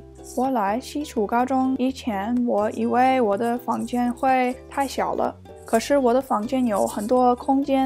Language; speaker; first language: Chinese; non-native, learner; English